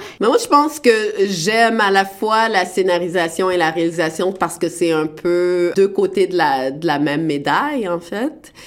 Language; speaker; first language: French; native; French